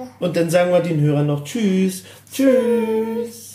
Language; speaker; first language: German; native; German